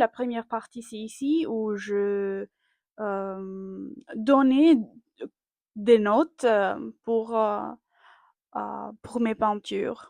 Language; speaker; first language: French; non-native, learner; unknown